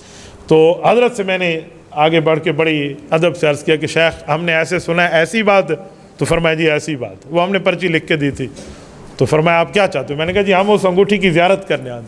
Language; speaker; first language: Urdu; native; Urdu